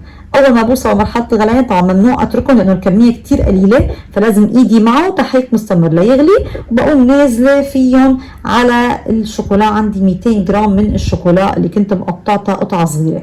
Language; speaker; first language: Arabic; native; Arabic